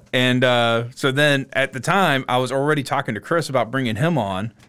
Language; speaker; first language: English; native; English